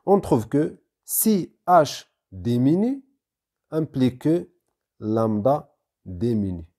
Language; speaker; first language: French; non-native, local second language; Arabic